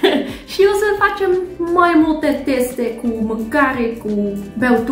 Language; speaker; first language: Romanian; non-native, learner; Dutch